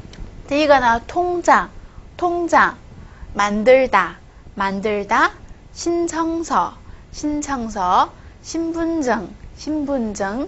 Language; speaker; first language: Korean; non-native, fluent; Chinese